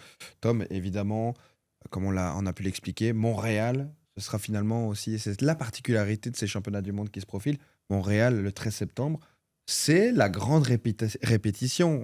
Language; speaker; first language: French; native; French